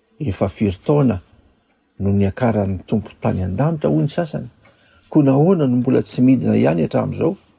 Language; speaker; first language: Malagasy; native; Malagasy